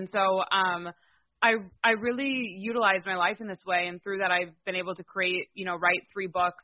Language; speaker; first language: English; native; English